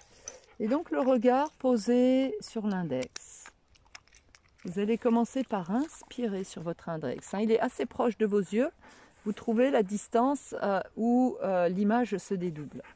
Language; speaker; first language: French; native; French